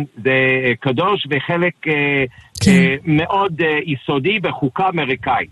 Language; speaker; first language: Hebrew; non-native, fluent; English